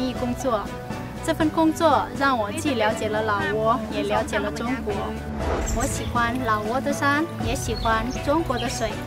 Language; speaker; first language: Chinese; non-native, fluent; Lao